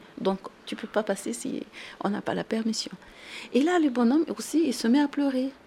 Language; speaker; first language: French; non-native, local second language; Arabic